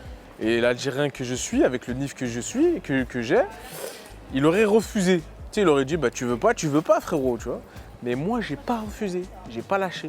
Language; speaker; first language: French; native; French